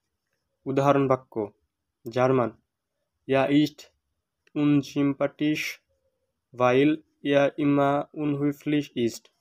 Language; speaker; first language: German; non-native, fluent; Bangla